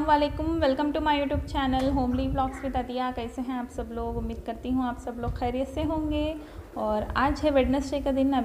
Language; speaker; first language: Hindi; native; Hindi